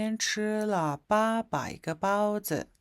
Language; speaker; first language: Chinese; non-native, fluent; Mongolian